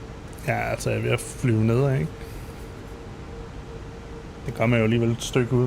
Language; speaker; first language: Danish; native; Danish